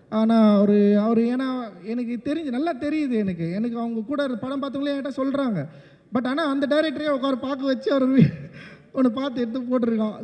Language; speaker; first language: Tamil; native; Tamil